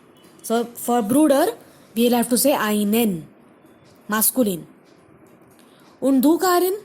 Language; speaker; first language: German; non-native, fluent; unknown